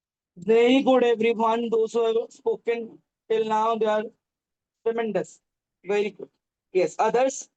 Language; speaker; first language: English; non-native, learner; Hindi